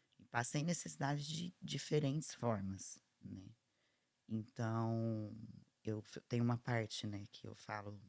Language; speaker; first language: Portuguese; native; Portuguese